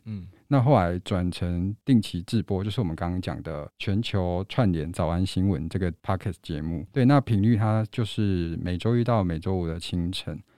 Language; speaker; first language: Chinese; native; Chinese